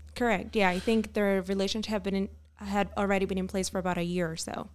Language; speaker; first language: English; non-native, fluent; Spanish